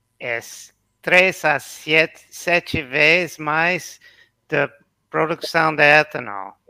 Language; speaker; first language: Portuguese; non-native, learner; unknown